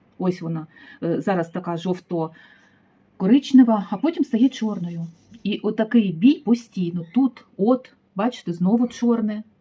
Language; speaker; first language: Ukrainian; native; Ukrainian